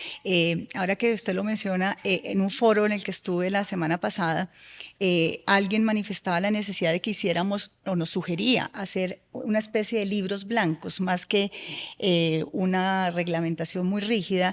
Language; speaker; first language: Spanish; native; Spanish